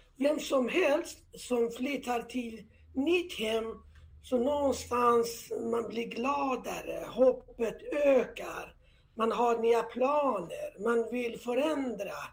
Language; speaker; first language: Swedish; non-native, fluent; Persian